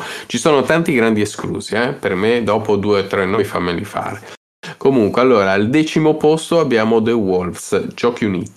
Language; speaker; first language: Italian; native; Italian